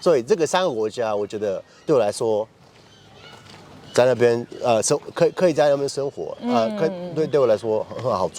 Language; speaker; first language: Chinese; non-native, fluent; English